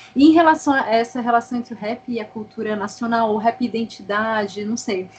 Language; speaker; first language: Portuguese; native; Portuguese